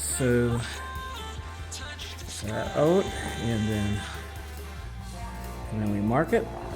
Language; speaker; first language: English; native; English